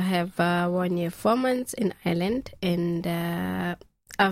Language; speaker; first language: English; non-native, local second language; Southern Sotho